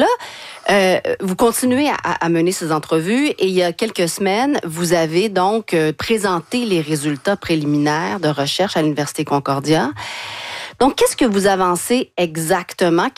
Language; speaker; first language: French; native; French